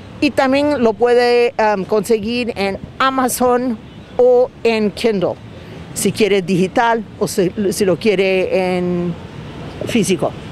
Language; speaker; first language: Spanish; non-native, fluent; English